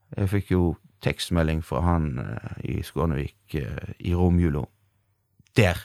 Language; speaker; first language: Norwegian; native; Norwegian